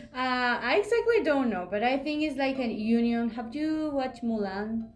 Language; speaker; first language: English; non-native, fluent; Spanish